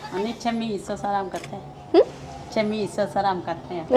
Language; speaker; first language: Korean; non-native, learner; Vietnamese